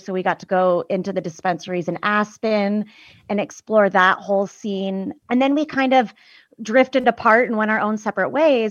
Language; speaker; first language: English; native; English